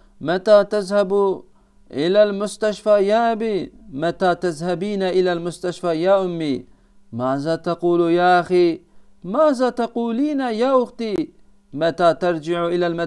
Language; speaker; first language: Arabic; non-native, fluent; Turkish